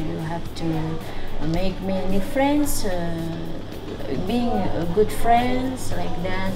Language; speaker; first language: English; non-native, learner; Indonesian